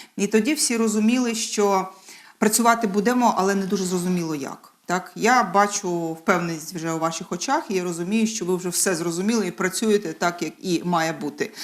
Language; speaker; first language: Ukrainian; native; Ukrainian